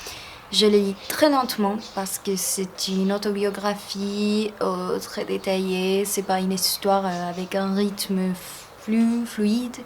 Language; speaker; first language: French; non-native, fluent; Spanish